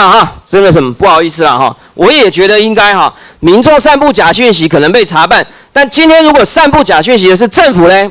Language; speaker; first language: Chinese; native; Chinese